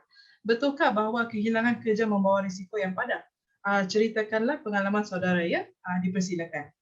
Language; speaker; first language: Malay; native; Malay